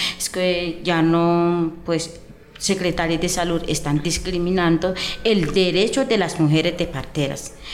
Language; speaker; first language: Spanish; non-native, local second language; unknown